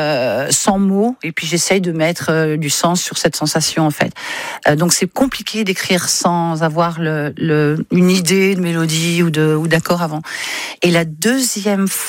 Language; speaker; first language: French; native; French